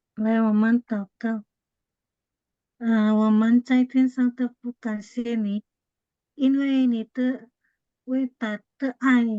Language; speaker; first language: Chinese; non-native, learner; Indonesian